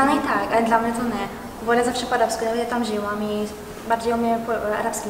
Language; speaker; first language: Polish; early bilingual, heritage; Arabic